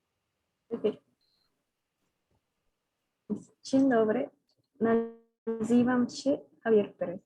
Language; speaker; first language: Polish; non-native, learner; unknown